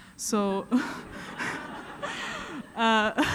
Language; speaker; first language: English; non-native, fluent; Portuguese